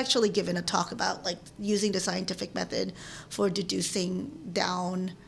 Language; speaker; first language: English; early bilingual, other home language; Filipino